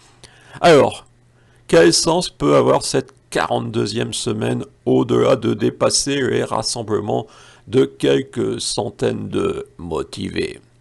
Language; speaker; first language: French; native; French